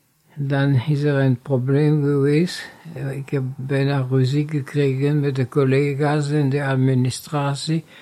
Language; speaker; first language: Dutch; non-native, fluent; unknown